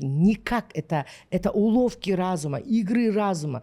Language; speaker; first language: Russian; non-native, local second language; Kazakh